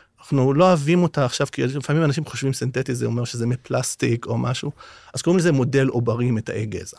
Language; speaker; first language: Hebrew; non-native, local second language; Arabic